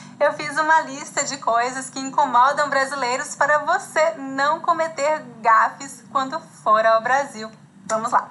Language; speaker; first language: Portuguese; native; Portuguese